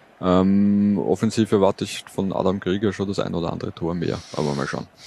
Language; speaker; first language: German; native; German